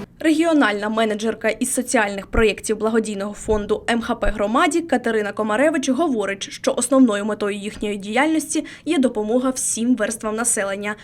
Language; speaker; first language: Ukrainian; native; Ukrainian